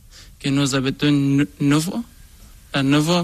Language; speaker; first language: French; non-native, learner; Persian